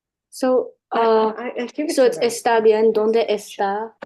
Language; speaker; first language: Spanish; non-native, learner; English